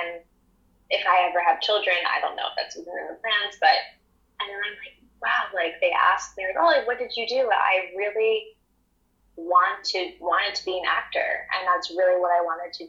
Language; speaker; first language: English; native; English